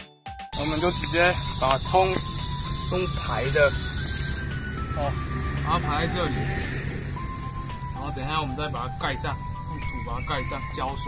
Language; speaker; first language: Chinese; native; Chinese